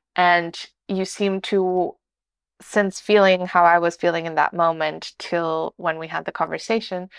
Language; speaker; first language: English; non-native, fluent; Portuguese